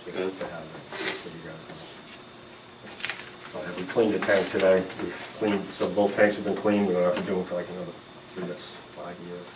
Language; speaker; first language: English; native; English